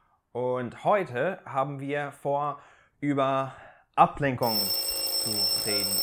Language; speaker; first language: German; non-native, fluent; English